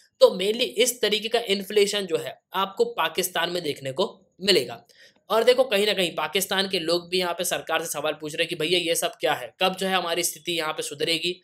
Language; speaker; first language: Hindi; native; Hindi